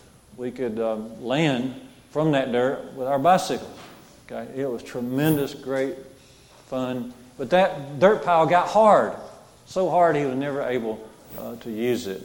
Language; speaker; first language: English; native; English